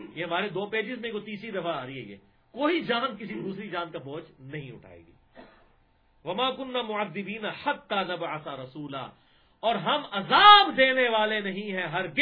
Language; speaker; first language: Urdu; non-native, local second language; Punjabi